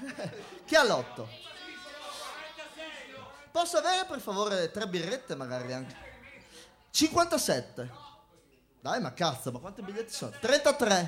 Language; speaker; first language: Italian; native; Italian